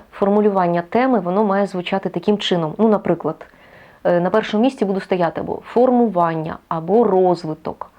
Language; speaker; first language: Ukrainian; native; Ukrainian